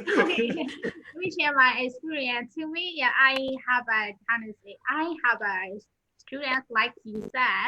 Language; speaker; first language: English; non-native, learner; Burmese